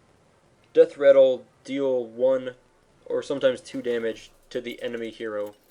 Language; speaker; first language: English; native; English